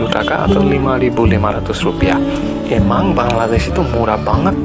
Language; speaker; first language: Indonesian; non-native, fluent; Bangla